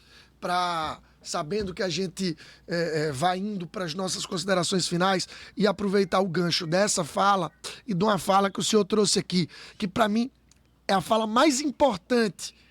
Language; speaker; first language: Portuguese; native; Portuguese